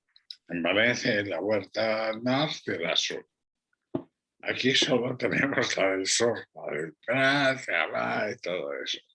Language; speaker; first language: Spanish; non-native, local second language; Catalan